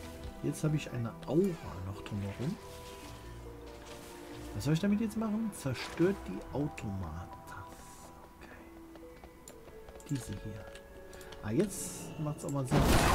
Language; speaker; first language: German; native; German